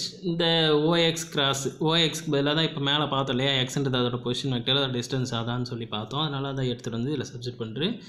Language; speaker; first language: Tamil; native; Tamil